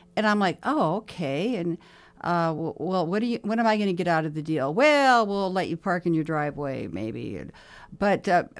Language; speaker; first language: English; native; English